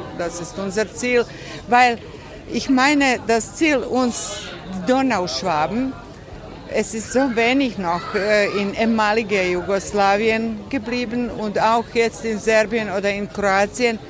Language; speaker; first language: German; early bilingual, heritage; German